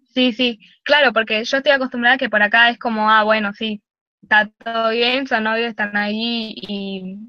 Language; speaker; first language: Spanish; native; Spanish